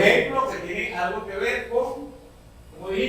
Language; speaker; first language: Spanish; native; Spanish